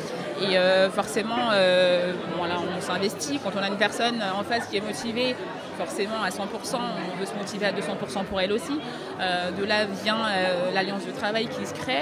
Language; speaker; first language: French; native; French